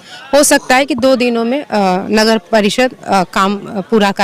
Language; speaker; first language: Hindi; native; Hindi